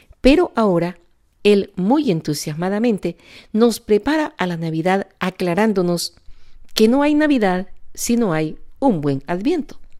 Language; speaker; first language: Spanish; native; Spanish